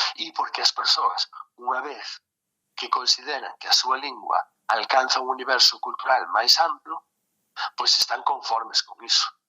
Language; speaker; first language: Galician; native; Galician